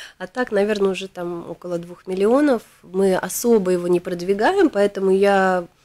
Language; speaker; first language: Russian; native; Russian